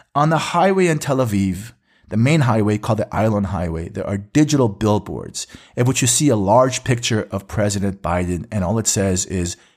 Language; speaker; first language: English; early bilingual, other home language; Hebrew